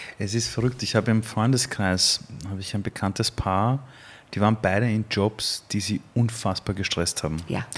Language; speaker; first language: German; early bilingual, other home language; Persian